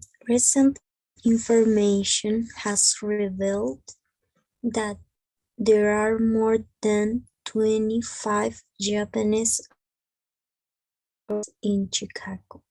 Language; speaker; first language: English; non-native, learner; Spanish